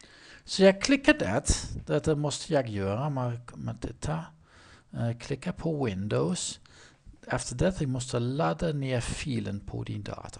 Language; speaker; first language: Swedish; non-native, learner; Dutch